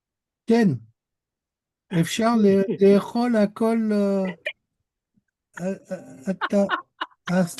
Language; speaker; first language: Hebrew; non-native, learner; French